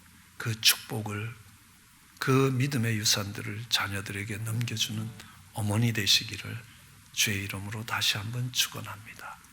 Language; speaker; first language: Korean; native; Korean